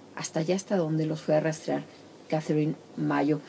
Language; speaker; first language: Spanish; native; Spanish